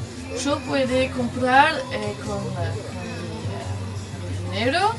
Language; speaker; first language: Spanish; non-native, learner; French